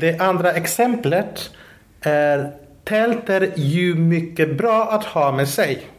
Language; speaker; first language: Swedish; non-native, fluent; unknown